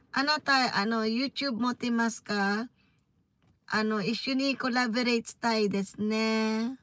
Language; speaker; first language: Japanese; non-native, fluent; Filipino